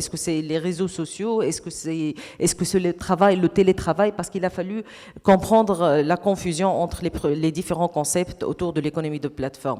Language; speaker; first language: French; non-native, local second language; Arabic